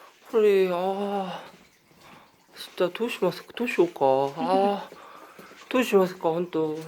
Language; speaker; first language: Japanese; non-native, learner; Korean